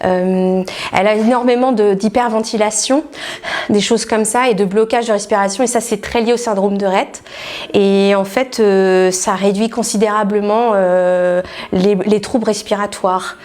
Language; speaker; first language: French; native; French